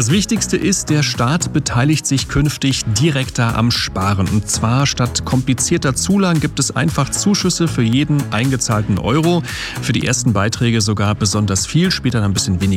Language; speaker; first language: German; native; German